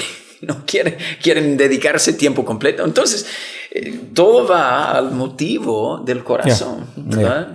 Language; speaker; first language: Spanish; non-native, fluent; English